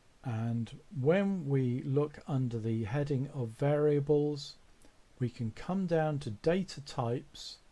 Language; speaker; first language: English; native; English